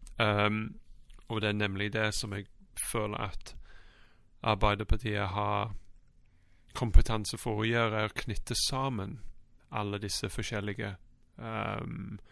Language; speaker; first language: Norwegian; non-native, fluent; English